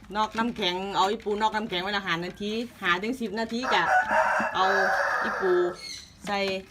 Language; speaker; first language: Thai; native; Thai